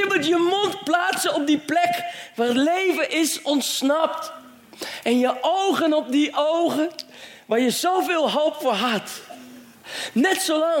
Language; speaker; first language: Dutch; native; Dutch